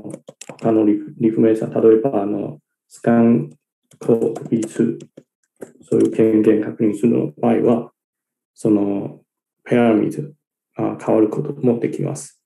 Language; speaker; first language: Japanese; non-native, learner; Chinese